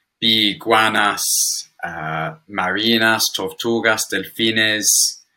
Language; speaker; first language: Spanish; non-native, learner; English